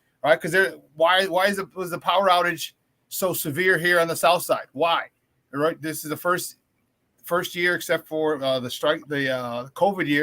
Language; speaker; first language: English; native; English